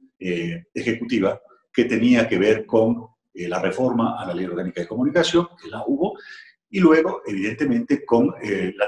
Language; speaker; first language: Spanish; native; Spanish